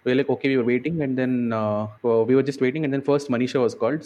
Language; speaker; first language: English; non-native, local second language; Kannada